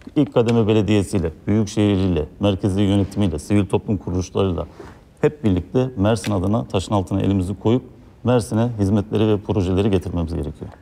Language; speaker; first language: Turkish; native; Turkish